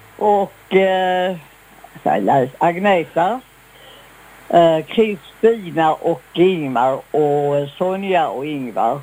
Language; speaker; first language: Swedish; native; Swedish